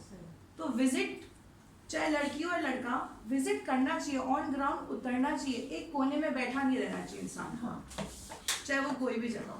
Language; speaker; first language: Urdu; non-native, local second language; Gujarati